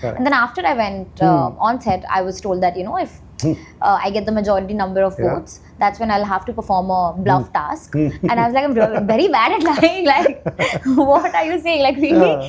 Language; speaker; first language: English; non-native, local second language; Hindi